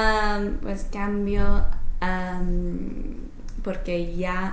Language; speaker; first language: Spanish; non-native, learner; English